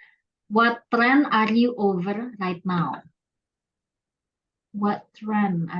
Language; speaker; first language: English; non-native, fluent; Indonesian